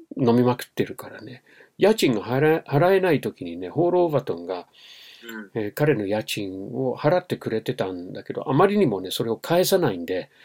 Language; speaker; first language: Japanese; non-native, fluent; English